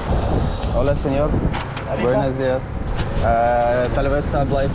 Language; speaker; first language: Spanish; non-native, learner; Russian